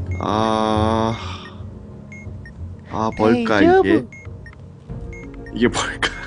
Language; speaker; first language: Korean; native; Korean